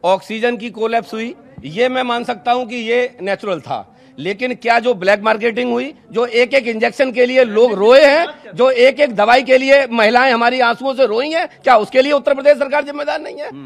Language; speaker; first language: Hindi; native; Hindi